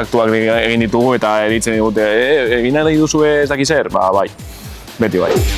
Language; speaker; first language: Basque; non-native, local second language; Spanish